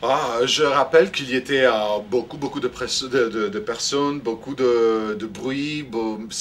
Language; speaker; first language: French; non-native, fluent; Greek